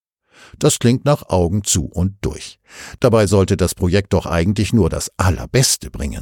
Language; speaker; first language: German; native; German